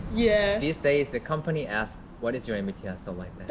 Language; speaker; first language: English; non-native, learner; Korean